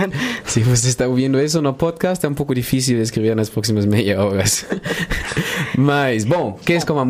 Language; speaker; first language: Portuguese; non-native, learner; Spanish